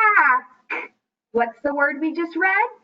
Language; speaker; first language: English; native; English